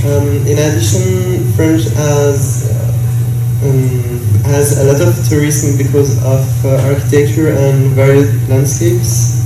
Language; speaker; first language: English; non-native, learner; French